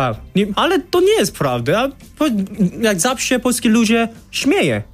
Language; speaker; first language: Polish; non-native, learner; Korean